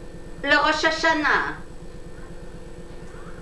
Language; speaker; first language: Hebrew; non-native, learner; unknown